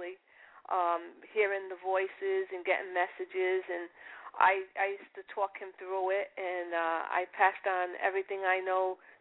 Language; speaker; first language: English; early bilingual, other home language; Italian